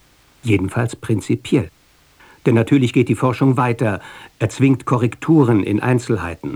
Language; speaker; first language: German; native; German